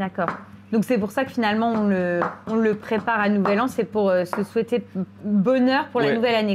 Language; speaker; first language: French; native; French